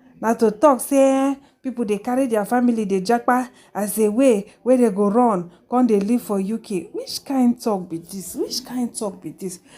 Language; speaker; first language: Nigerian Pidgin; non-native, local second language; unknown